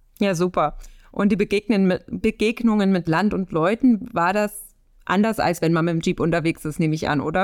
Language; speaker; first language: German; native; German